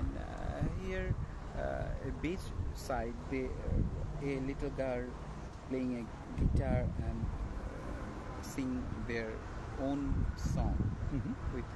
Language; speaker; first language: English; non-native, learner; Bangla